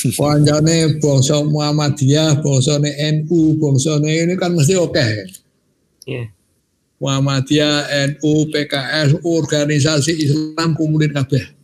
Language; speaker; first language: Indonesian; non-native, local second language; Javanese